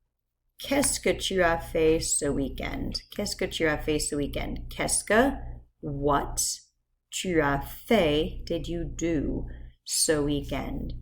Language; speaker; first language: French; non-native, fluent; English